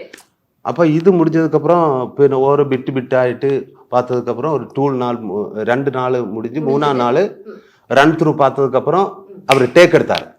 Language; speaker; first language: Tamil; non-native, learner; Malayalam